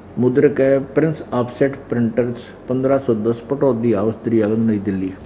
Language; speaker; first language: Hindi; native; Hindi